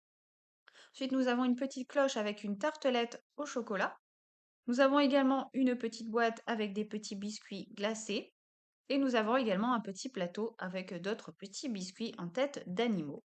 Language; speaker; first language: French; native; French